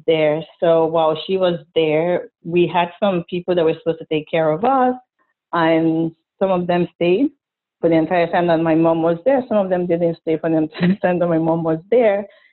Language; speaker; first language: English; non-native, local second language; Igbo